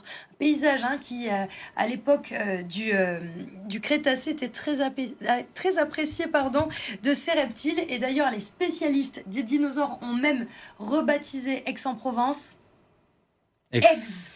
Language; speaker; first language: French; native; French